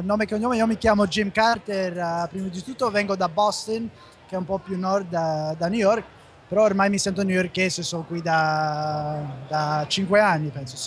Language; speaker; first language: Italian; non-native, fluent; English